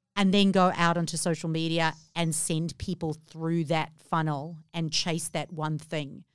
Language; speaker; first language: English; native; English